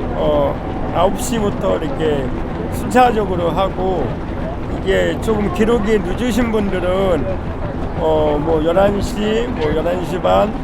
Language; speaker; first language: Korean; native; Korean